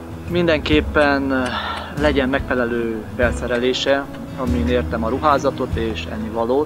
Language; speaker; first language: Hungarian; native; Hungarian